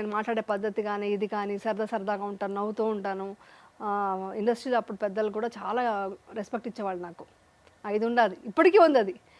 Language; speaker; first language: Telugu; native; Telugu